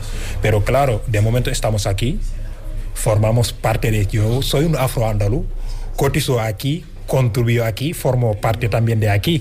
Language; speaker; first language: Spanish; non-native, fluent; Wolof